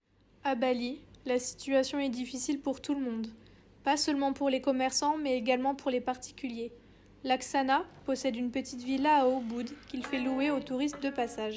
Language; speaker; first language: French; native; French